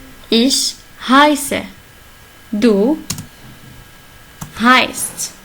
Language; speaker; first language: German; non-native, learner; Arabic